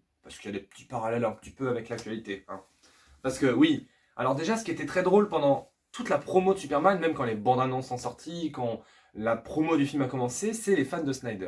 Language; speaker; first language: French; native; French